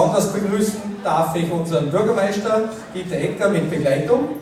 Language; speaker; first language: German; native; German